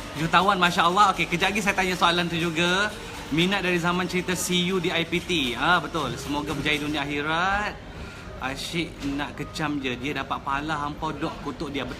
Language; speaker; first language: Malay; native; Malay